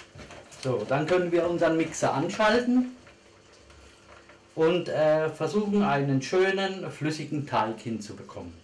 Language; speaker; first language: German; native; German